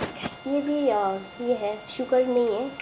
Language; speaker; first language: Hindi; non-native, local second language; Tibetan